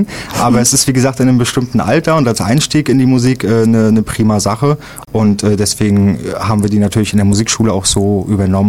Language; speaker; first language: German; native; German